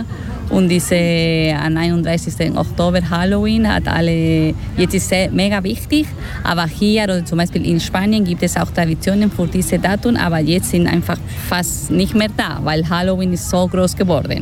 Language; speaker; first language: German; non-native, learner; Spanish